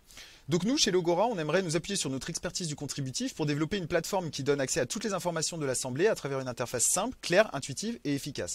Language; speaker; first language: French; native; French